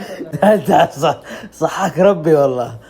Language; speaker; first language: Arabic; native; Arabic